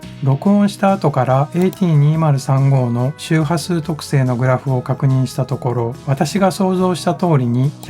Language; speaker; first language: Japanese; native; Japanese